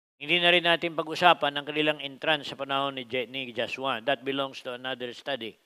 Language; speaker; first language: Filipino; non-native, local second language; Cebuano